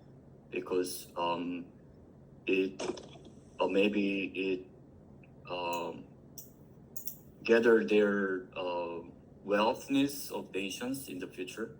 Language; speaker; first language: English; non-native, learner; Korean